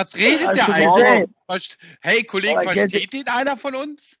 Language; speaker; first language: German; native; German